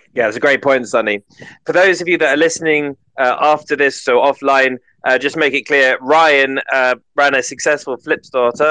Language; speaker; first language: English; native; English